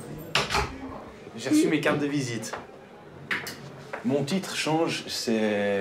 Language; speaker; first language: French; native; French